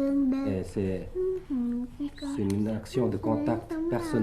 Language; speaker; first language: French; early bilingual, other home language; Thai